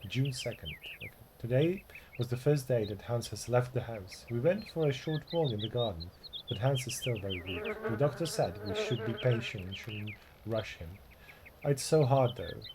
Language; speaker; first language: English; non-native, fluent; Slovak